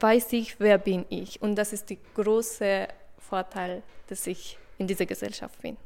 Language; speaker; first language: German; non-native, learner; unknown